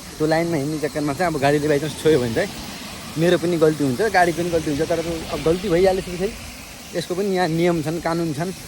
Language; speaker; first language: Nepali; native; Nepali